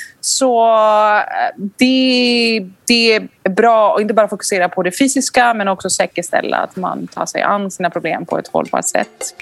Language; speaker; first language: Swedish; non-native, fluent; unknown